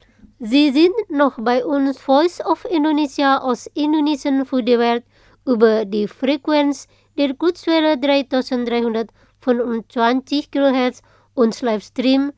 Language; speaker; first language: German; non-native, fluent; Indonesian